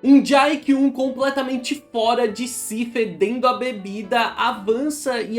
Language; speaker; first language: Portuguese; native; Portuguese